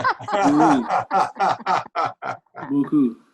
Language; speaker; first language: French; non-native, learner; English